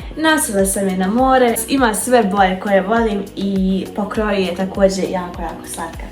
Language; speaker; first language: Bosnian; early bilingual, heritage; Bosnian